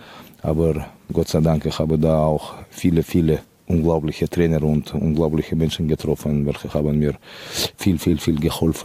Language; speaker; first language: German; non-native, fluent; Russian